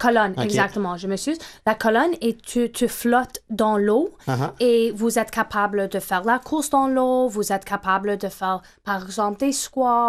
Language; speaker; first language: French; non-native, fluent; English